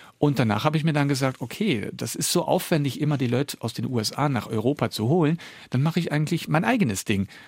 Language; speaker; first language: German; early bilingual, other home language; Dutch